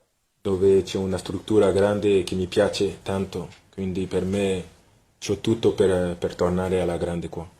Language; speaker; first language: Italian; non-native, fluent; French